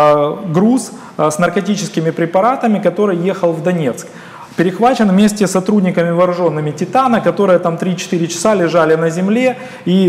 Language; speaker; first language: Russian; native; Russian